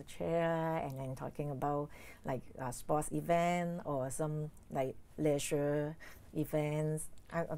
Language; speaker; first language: English; non-native, learner; Cantonese